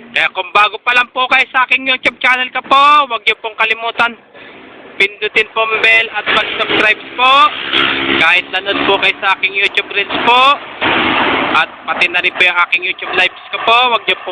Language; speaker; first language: Filipino; native; Filipino